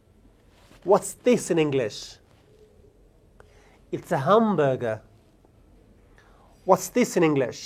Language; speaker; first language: English; non-native, fluent; Amharic